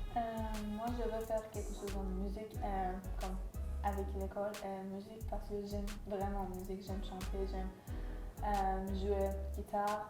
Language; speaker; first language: French; non-native, learner; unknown